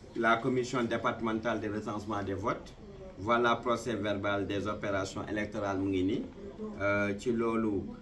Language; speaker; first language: Wolof; non-native, local second language; Fula